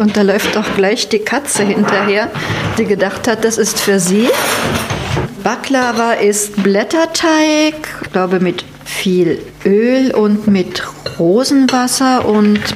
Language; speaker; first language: German; native; German